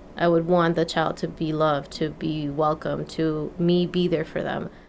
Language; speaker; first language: English; non-native, fluent; Spanish